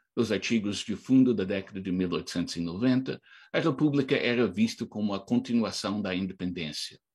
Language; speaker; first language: Portuguese; non-native, fluent; English